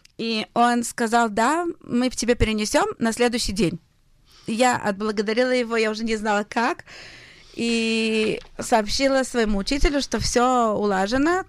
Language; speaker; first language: Russian; early bilingual, heritage; Russian